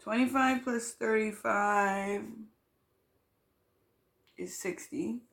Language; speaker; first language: English; native; English